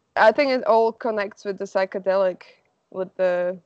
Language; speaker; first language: English; non-native, fluent; Slovak